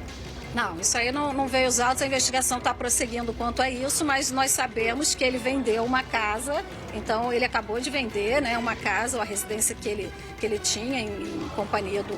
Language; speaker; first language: Portuguese; native; Portuguese